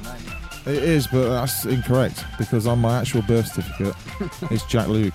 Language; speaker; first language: English; native; English